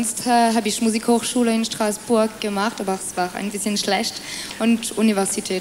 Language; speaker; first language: German; non-native, fluent; French